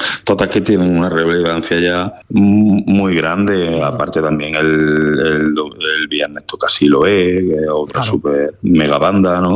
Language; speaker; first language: Spanish; native; Spanish